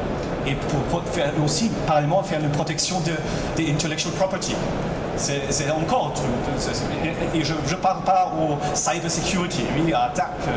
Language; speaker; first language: French; non-native, local second language; German